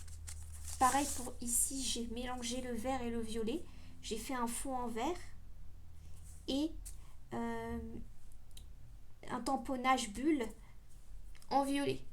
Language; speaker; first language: French; native; French